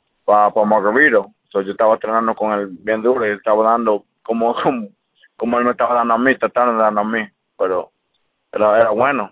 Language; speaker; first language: Spanish; early bilingual, heritage; English